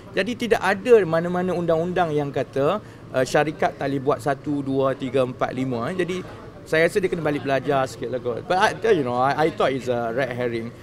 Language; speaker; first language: Malay; native; Malay